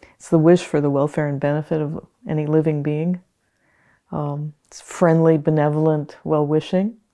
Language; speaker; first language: English; native; English